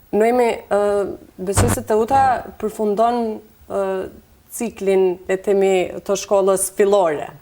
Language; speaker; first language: Albanian; native; Albanian